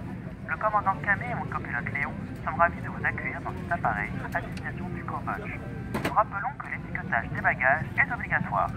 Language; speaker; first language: French; native; French